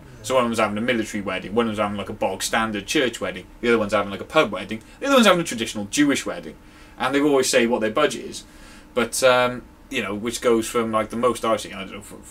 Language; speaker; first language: English; native; English